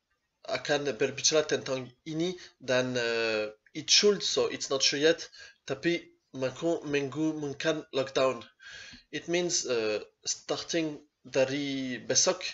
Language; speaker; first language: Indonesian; non-native, learner; French